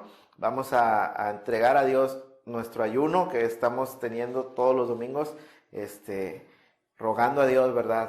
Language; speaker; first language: Spanish; native; Spanish